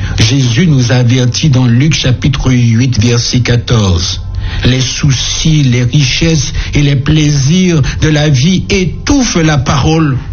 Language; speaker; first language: French; native; French